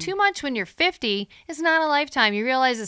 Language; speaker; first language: English; native; English